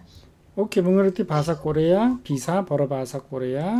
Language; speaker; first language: Indonesian; non-native, fluent; Korean